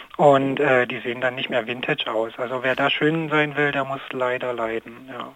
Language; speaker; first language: German; native; German